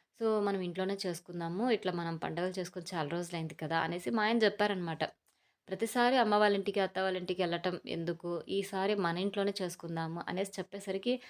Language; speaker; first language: Telugu; native; Telugu